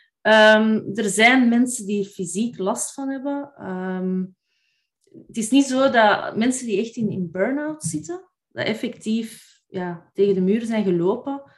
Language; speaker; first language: Dutch; native; Dutch